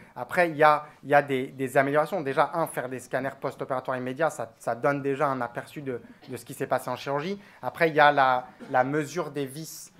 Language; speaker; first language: French; native; French